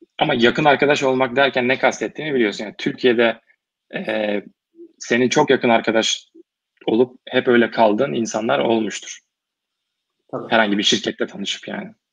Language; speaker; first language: Turkish; native; Turkish